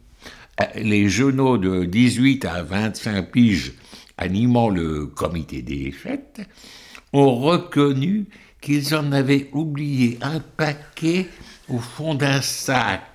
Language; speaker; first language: French; native; French